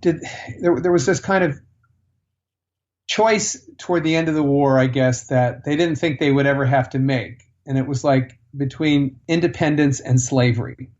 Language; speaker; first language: English; native; English